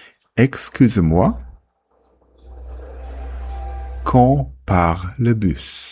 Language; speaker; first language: French; non-native, fluent; German